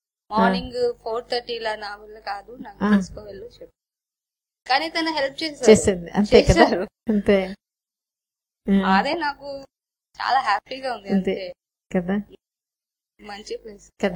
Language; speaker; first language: Telugu; non-native, learner; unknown